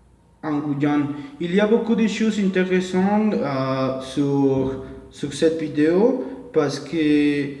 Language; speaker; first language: French; non-native, learner; Portuguese